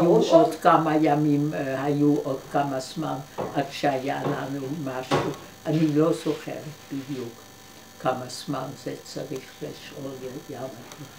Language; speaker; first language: Hebrew; non-native, fluent; Dutch